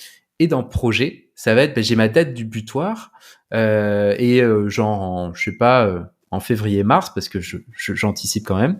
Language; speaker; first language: French; native; French